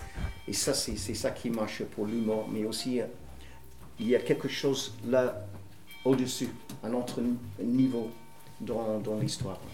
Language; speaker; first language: French; non-native, fluent; English